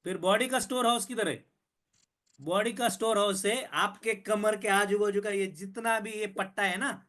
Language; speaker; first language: Hindi; non-native, local second language; Marathi